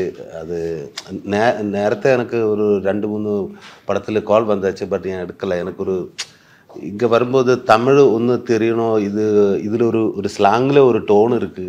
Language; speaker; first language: Tamil; non-native, learner; Malayalam